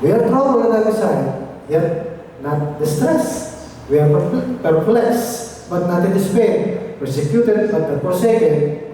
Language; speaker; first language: English; non-native, local second language; Filipino